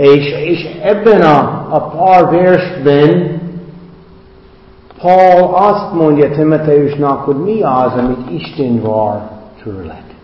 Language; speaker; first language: Hungarian; non-native, fluent; English